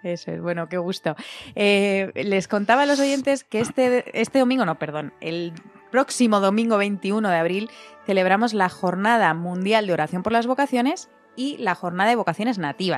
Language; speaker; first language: Spanish; native; Spanish